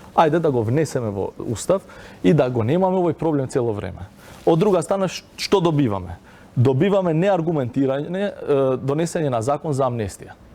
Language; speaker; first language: Macedonian; non-native, local second language; Albanian